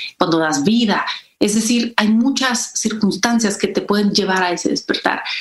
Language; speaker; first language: Spanish; early bilingual, other home language; Polish